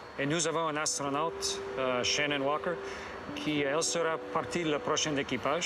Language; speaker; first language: French; non-native, fluent; English